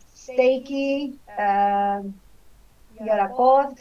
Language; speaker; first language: Hebrew; non-native, learner; English